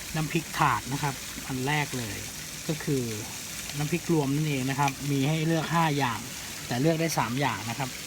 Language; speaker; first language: Thai; native; Thai